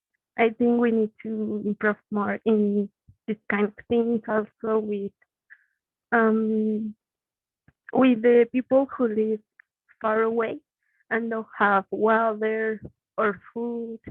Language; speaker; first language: English; non-native, learner; Spanish